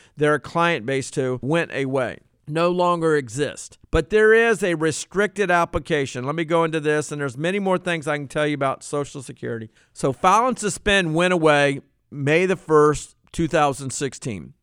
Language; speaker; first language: English; native; English